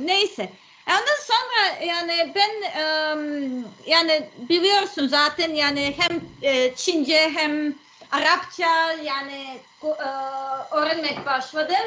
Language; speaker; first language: Turkish; non-native, learner; Serbian